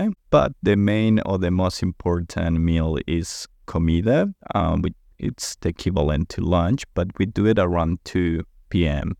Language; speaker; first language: English; non-native, fluent; Spanish